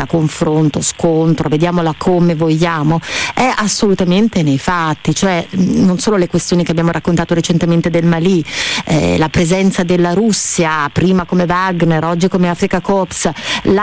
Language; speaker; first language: Italian; native; Italian